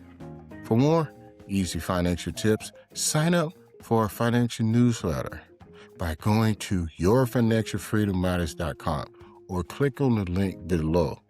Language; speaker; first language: English; native; English